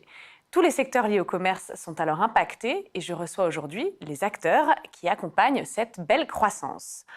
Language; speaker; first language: French; native; French